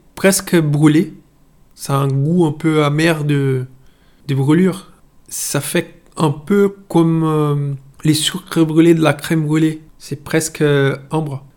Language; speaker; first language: French; non-native, fluent; Portuguese